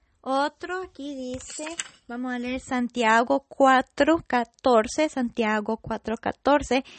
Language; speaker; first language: Spanish; non-native, fluent; English